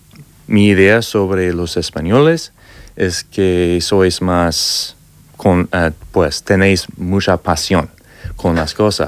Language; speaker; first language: Spanish; non-native, learner; English